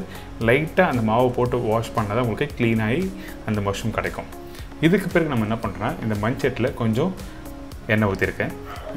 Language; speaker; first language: Tamil; native; Tamil